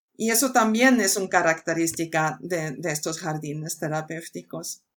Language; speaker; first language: Spanish; non-native, fluent; Swedish